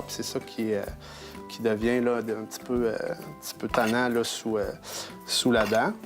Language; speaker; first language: French; native; French